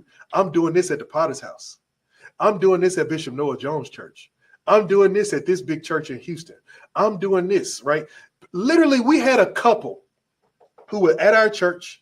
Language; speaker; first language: English; native; English